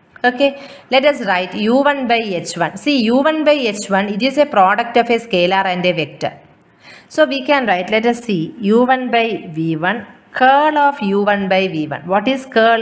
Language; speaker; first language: English; non-native, local second language; Malayalam